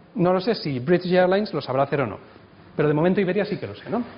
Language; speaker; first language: Spanish; non-native, local second language; Catalan